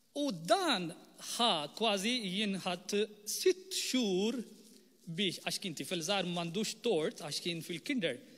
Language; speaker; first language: Maltese; non-native, fluent; Urdu